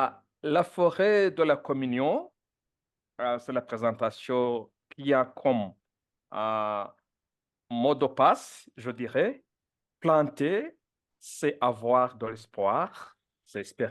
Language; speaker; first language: French; non-native, local second language; Kinyarwanda